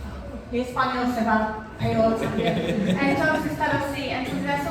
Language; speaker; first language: Spanish; non-native, learner; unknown